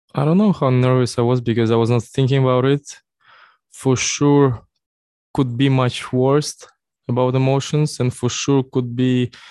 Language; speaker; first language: English; non-native, fluent; Russian